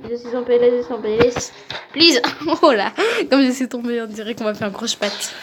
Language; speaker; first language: French; native; French